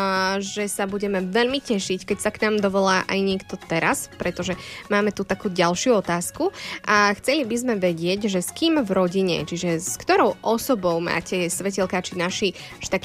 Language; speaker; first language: Slovak; native; Slovak